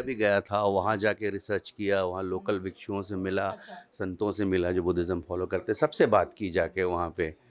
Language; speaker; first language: Hindi; native; Hindi